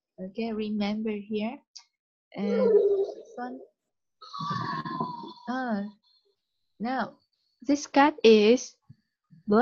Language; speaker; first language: English; non-native, learner; Vietnamese